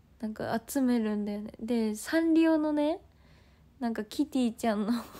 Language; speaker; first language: Japanese; native; Japanese